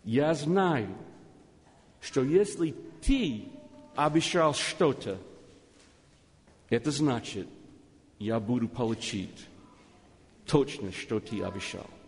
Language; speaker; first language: Russian; non-native, learner; English